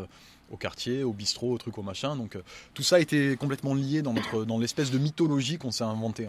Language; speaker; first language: French; native; French